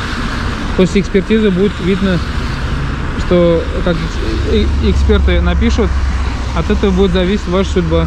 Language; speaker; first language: Russian; native; Russian